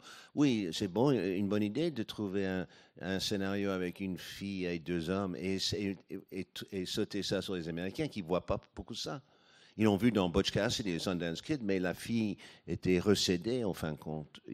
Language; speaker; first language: French; non-native, fluent; English